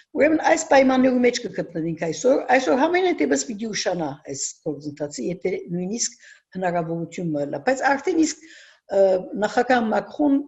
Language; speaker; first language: Armenian; early bilingual, heritage; Armenian